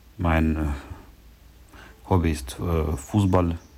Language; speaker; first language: German; non-native, learner; Ukrainian